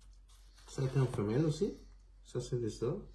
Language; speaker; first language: French; non-native, learner; Spanish